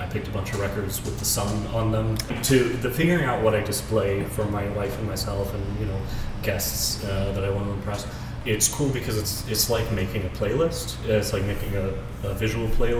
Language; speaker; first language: English; native; English